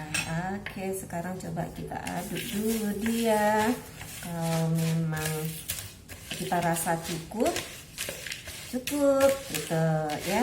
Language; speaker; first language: Indonesian; native; Indonesian